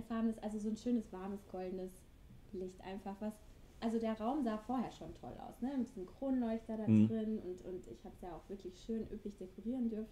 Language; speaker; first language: German; native; German